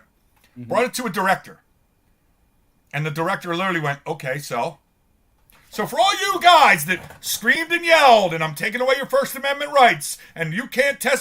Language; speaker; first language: English; native; English